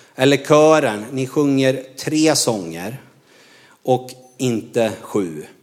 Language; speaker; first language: Swedish; native; Swedish